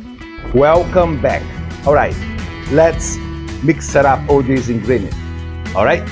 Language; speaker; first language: English; non-native, fluent; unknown